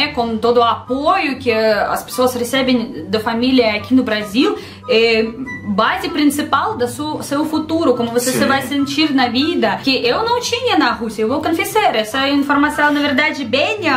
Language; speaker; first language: Portuguese; non-native, learner; Russian